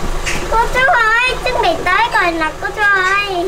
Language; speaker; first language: Vietnamese; early bilingual, heritage; Vietnamese